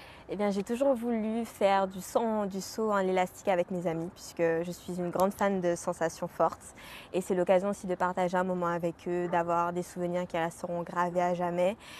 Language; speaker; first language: French; native; French